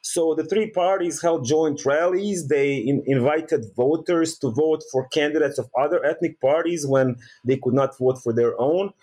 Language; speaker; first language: English; early bilingual, other home language; Bosnian